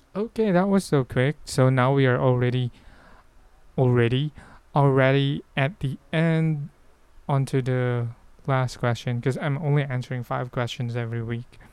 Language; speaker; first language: English; non-native, local second language; Filipino